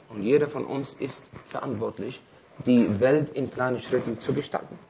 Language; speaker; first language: German; non-native, fluent; Arabic